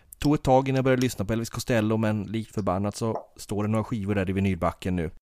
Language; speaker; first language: Swedish; native; Swedish